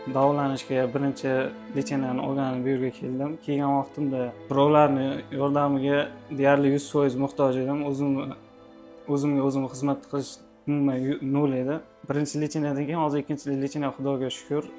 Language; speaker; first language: Uzbek; native; Uzbek